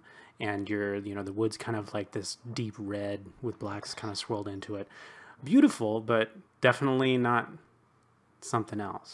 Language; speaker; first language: English; native; English